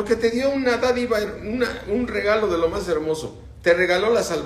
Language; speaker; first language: Spanish; native; Spanish